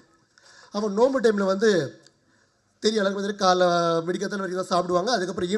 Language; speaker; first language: Tamil; native; Tamil